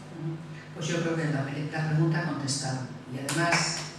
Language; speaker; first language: Spanish; native; Spanish